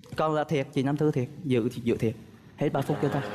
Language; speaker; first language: Vietnamese; native; Vietnamese